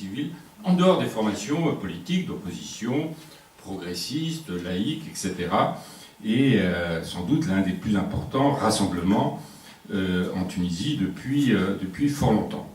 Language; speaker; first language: French; native; French